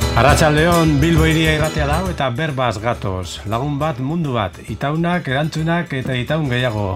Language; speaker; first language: Basque; native; Basque